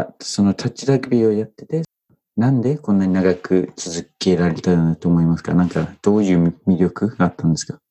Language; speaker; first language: Japanese; non-native, fluent; English